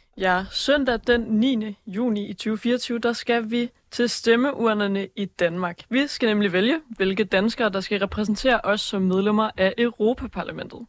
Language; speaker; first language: Danish; native; Danish